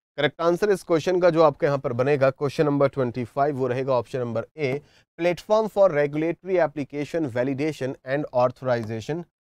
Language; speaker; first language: Hindi; native; Hindi